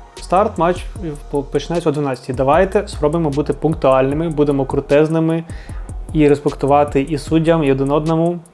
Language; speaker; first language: Ukrainian; non-native, local second language; Russian